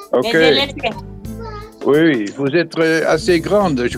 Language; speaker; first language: French; non-native, learner; Dutch